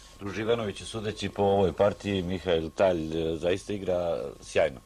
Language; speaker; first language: Bosnian; native; Bosnian